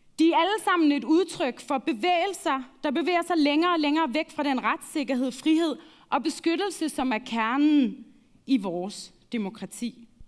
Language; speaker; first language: Danish; early bilingual, other home language; Arabic